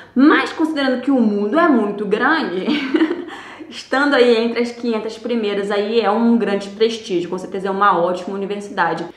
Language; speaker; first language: Portuguese; native; Portuguese